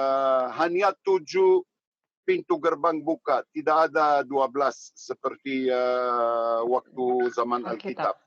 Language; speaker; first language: Indonesian; non-native, learner; Hebrew